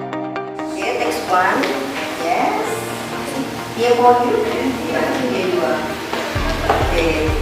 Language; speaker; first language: English; non-native, fluent; Indonesian